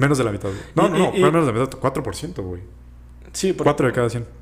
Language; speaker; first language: Spanish; native; Spanish